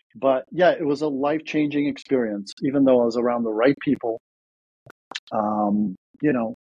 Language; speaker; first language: English; early bilingual, other home language; Russian